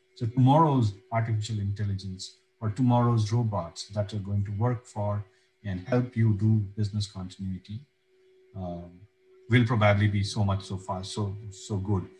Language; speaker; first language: English; non-native, local second language; Bangla